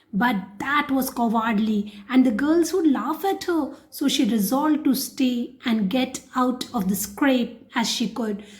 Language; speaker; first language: English; non-native, local second language; Hindi